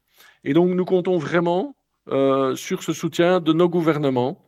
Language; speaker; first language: French; native; French